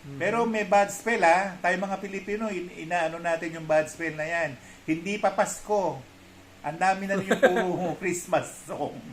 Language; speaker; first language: Filipino; native; Filipino